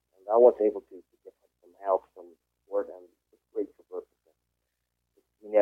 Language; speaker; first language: English; non-native, fluent; Swiss German